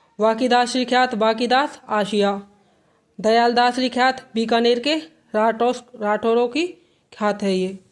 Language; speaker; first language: Hindi; native; Hindi